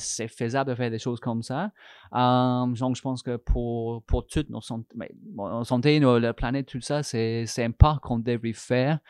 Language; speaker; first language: French; non-native, fluent; English